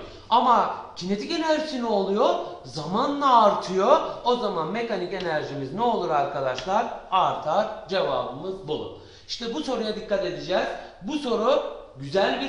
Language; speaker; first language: Turkish; native; Turkish